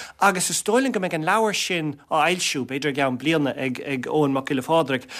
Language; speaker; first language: Irish; non-native, local second language; English